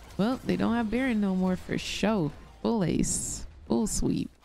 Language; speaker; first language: English; native; English